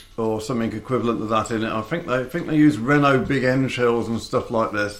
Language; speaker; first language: English; native; English